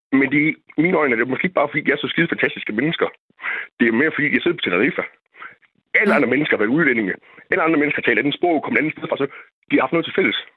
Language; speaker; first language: Danish; native; Danish